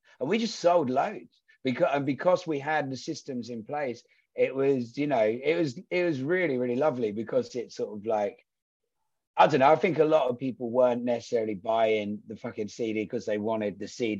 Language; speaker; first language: English; native; English